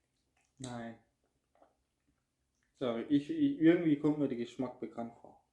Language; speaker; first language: German; native; German